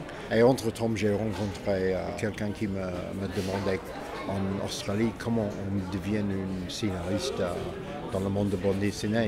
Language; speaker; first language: French; non-native, fluent; English